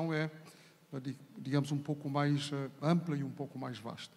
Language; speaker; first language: Portuguese; non-native, local second language; Kabuverdianu